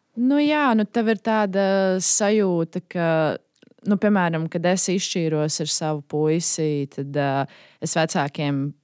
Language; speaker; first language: Latvian; native; Latvian